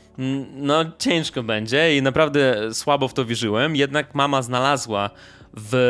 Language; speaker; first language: Polish; non-native, fluent; Russian